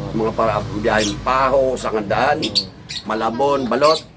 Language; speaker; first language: Filipino; native; Filipino